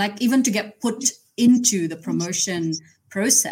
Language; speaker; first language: English; non-native, local second language; Gujarati